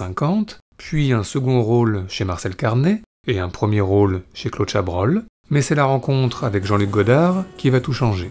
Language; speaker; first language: French; native; French